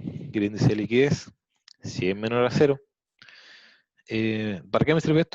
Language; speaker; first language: Spanish; native; Spanish